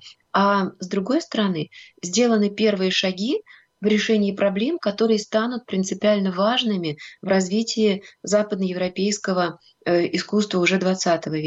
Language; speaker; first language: Russian; native; Russian